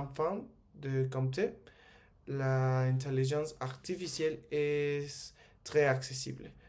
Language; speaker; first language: French; non-native, learner; Spanish